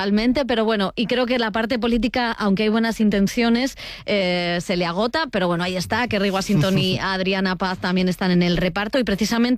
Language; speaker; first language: Spanish; native; Spanish